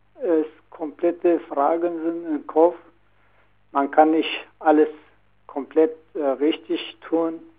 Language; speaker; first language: German; non-native, learner; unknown